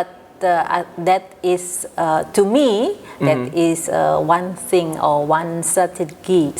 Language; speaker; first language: English; non-native, fluent; Indonesian